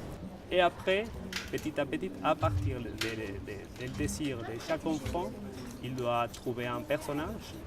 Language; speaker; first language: French; non-native, fluent; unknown